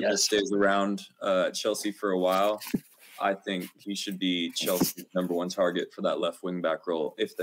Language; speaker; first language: English; native; English